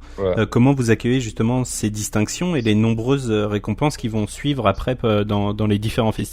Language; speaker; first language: French; native; French